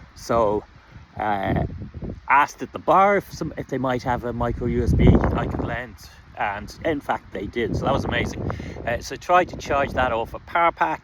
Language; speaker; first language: English; native; English